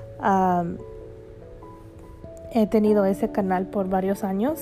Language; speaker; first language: Spanish; early bilingual, heritage; Spanish